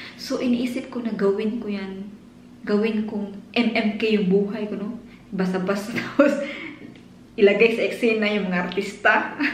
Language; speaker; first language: Filipino; non-native, local second language; Cebuano